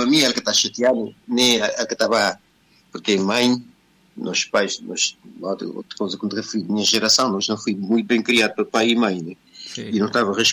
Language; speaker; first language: Portuguese; non-native, local second language; Kabuverdianu